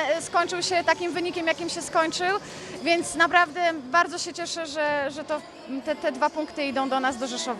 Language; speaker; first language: Polish; native; Polish